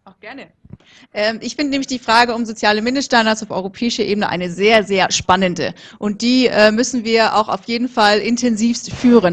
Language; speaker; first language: German; native; German